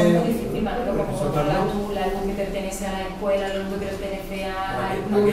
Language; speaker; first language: Spanish; native; Spanish